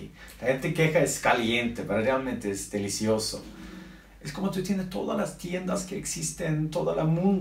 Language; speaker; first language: Spanish; non-native, learner; Norwegian